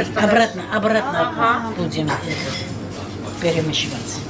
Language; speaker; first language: Russian; non-native, learner; Georgian